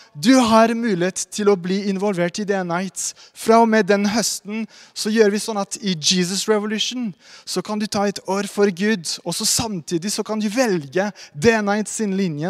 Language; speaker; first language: Norwegian; non-native, fluent; French